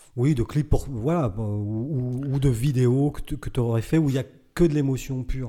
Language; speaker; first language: French; native; French